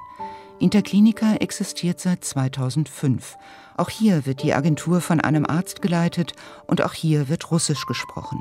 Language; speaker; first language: German; native; German